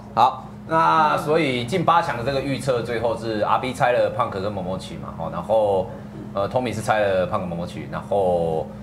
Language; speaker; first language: Chinese; native; Chinese